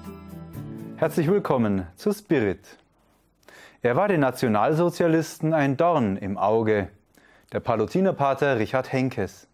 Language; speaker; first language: German; native; German